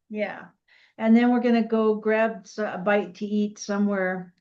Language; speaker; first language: English; native; English